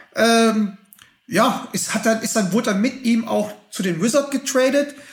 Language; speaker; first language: German; native; German